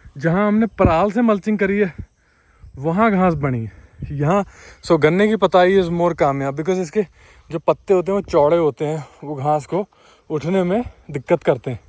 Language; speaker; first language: Hindi; non-native, local second language; Punjabi